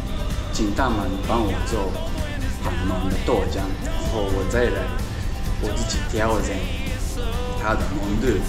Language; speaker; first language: Chinese; non-native, learner; Japanese